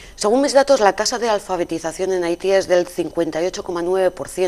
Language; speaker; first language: Spanish; native; Spanish